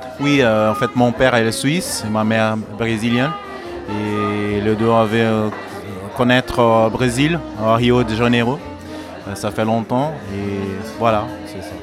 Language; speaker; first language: French; non-native, learner; Portuguese